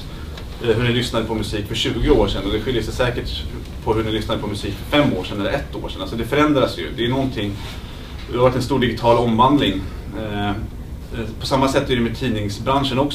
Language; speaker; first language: Swedish; native; Swedish